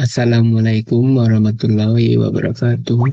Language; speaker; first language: Indonesian; native; Indonesian